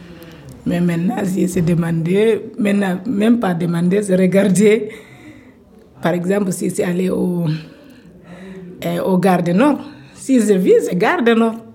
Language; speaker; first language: French; non-native, learner; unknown